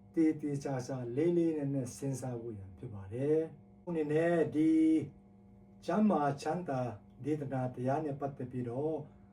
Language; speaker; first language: Burmese; non-native, local second language; Tedim Chin